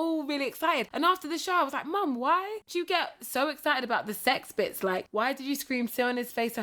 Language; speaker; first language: English; native; English